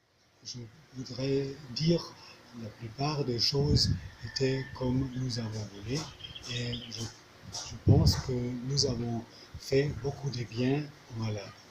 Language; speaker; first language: French; non-native, learner; German